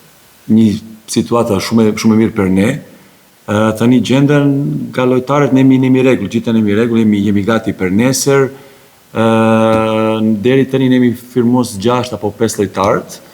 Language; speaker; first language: Albanian; non-native, learner; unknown